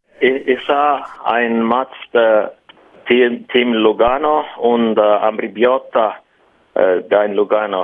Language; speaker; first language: German; non-native, learner; Finnish